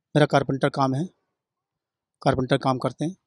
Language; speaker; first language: Hindi; native; Hindi